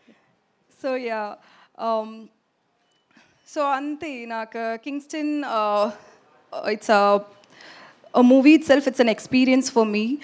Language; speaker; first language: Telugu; non-native, learner; Tamil